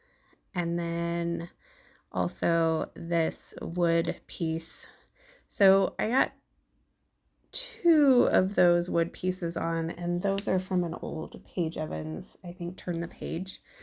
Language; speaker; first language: English; native; English